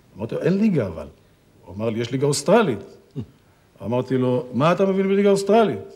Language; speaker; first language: Hebrew; native; Hebrew